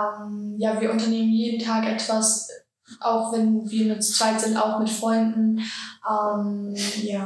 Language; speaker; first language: German; early bilingual, other home language; Georgian